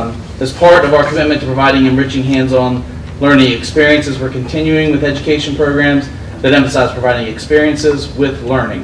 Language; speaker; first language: English; native; English